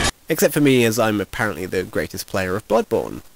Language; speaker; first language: English; native; English